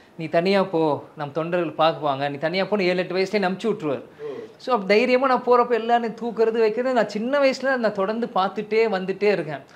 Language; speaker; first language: Tamil; native; Tamil